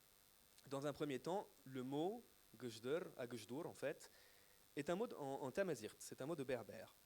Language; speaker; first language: French; native; French